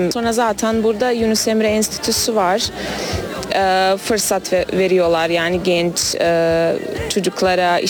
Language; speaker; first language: Turkish; non-native, fluent; Bosnian